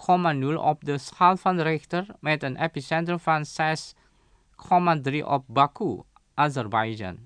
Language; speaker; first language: Dutch; non-native, fluent; Indonesian